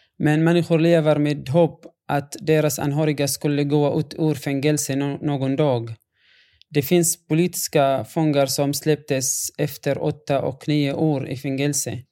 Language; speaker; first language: Swedish; non-native, fluent; Arabic